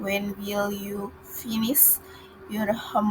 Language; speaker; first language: English; non-native, learner; Indonesian